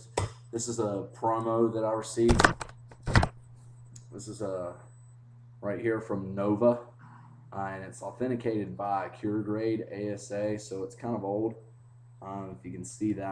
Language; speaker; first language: English; native; English